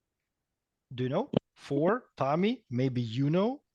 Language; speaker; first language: English; non-native, fluent; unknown